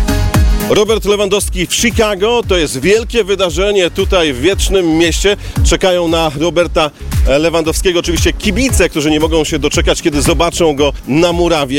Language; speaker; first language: Polish; native; Polish